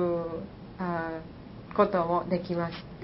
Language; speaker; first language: Japanese; non-native, learner; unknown